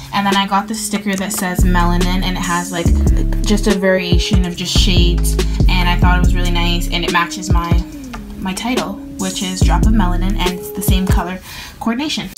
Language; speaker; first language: English; native; English